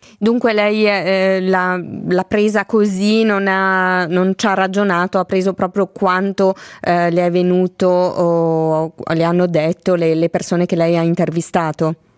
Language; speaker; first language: Italian; native; Italian